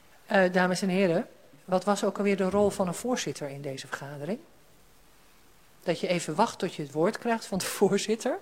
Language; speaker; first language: Dutch; native; Dutch